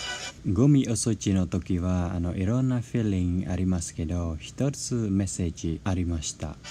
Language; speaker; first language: Japanese; non-native, learner; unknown